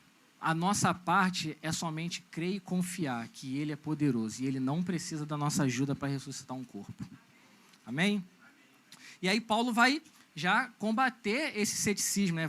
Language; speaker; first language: Portuguese; native; Portuguese